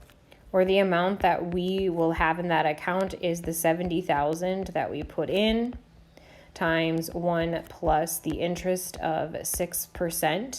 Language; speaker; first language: English; native; English